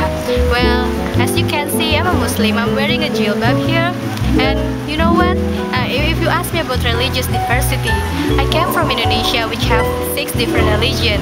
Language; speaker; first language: English; non-native, local second language; Indonesian